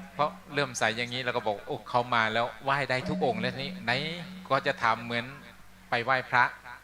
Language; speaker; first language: Thai; non-native, local second language; Northeastern Thai